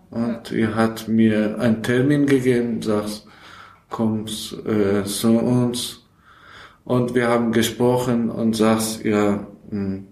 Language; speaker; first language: German; non-native, learner; Persian